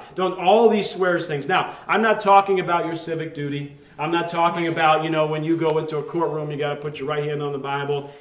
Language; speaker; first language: English; native; English